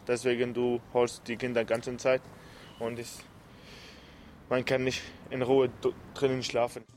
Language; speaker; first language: German; non-native, learner; Arabic